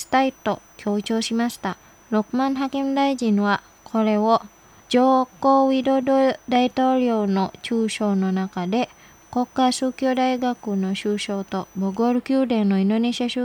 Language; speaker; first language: Japanese; non-native, fluent; Indonesian